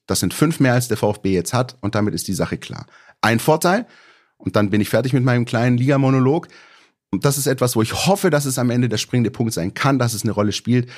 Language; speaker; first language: German; native; German